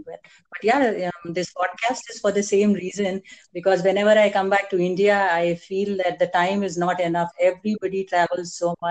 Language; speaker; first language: English; non-native, local second language; Hindi